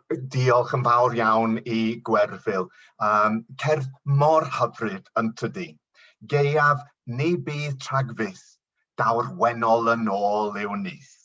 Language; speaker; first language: Welsh; non-native, local second language; English